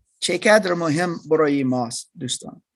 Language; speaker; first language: Persian; non-native, learner; English